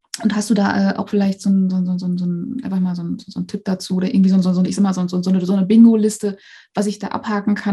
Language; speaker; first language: German; native; German